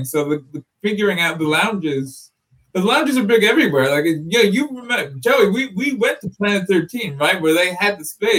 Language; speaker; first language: English; native; English